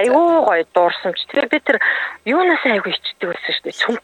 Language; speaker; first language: Mongolian; native; Mongolian